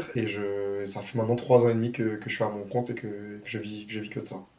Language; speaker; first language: French; native; French